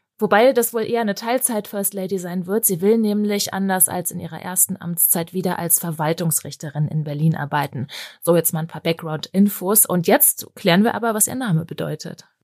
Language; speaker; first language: German; native; German